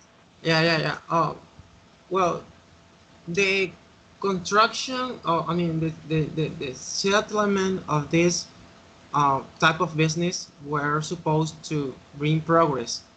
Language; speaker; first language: English; non-native, fluent; Spanish